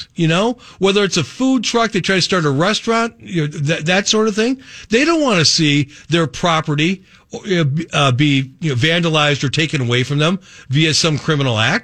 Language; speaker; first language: English; native; English